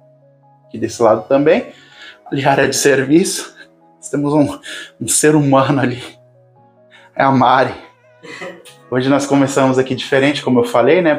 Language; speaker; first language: Portuguese; native; Portuguese